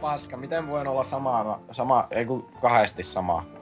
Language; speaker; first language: Finnish; native; Finnish